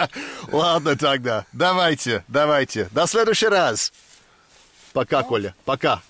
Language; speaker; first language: Russian; native; Russian